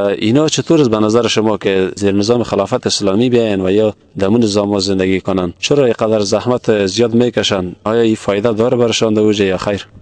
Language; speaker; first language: Persian; native; Persian